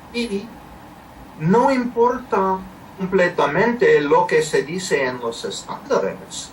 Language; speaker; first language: Spanish; non-native, learner; English